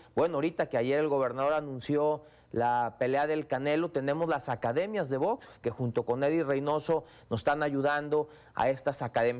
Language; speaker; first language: Spanish; native; Spanish